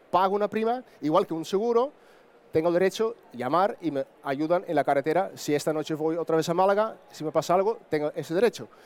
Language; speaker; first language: Spanish; non-native, fluent; Dutch